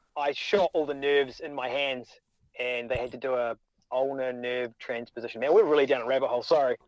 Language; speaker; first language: English; native; English